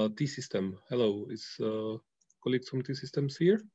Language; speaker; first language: English; non-native, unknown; Czech